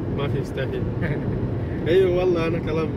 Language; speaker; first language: Arabic; non-native, learner; Indonesian